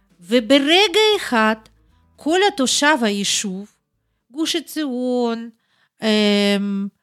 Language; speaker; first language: Hebrew; non-native, fluent; Russian